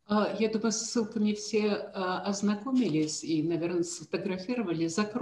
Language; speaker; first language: Russian; native; Russian